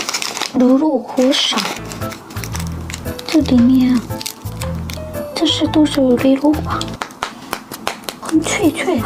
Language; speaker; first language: Chinese; non-native, learner; Korean